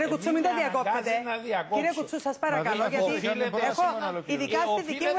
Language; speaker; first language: Greek; native; Greek